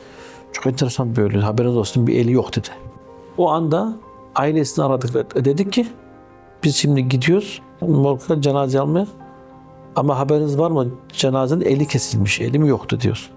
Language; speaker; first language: Turkish; early bilingual, heritage; Turkish